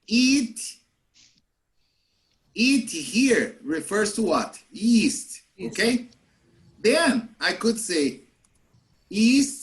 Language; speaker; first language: English; non-native, fluent; Portuguese